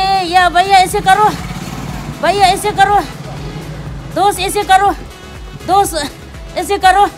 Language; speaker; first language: Hindi; non-native, local second language; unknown